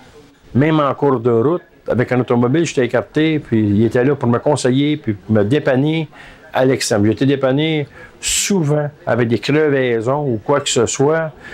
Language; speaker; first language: French; native; French